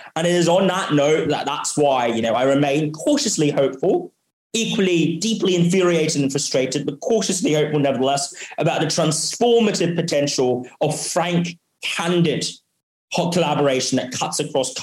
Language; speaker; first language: English; non-native, local second language; Cantonese